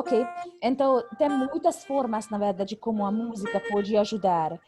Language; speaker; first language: Portuguese; non-native, fluent; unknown